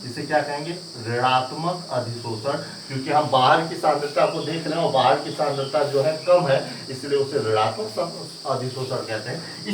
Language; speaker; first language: Hindi; native; Hindi